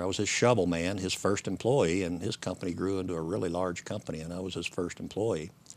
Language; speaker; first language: English; native; English